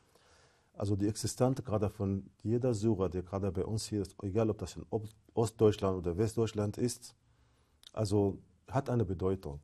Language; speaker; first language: German; non-native, fluent; Arabic